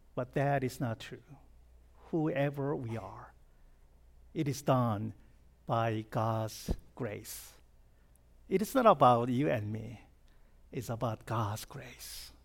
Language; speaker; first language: English; non-native, fluent; Korean